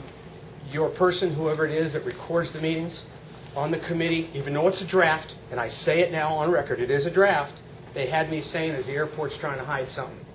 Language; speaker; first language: English; native; English